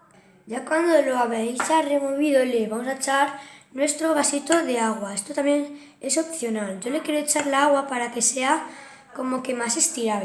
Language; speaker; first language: Spanish; native; Spanish